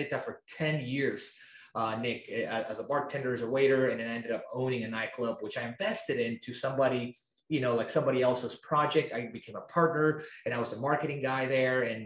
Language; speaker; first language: English; non-native, fluent; Spanish